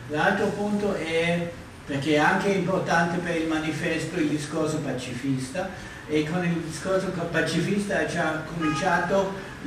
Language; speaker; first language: Italian; non-native, fluent; German